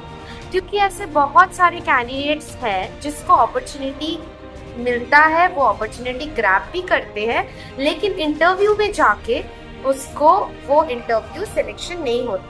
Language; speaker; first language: Hindi; non-native, local second language; Bangla